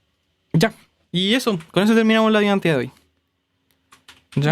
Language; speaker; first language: Spanish; native; Spanish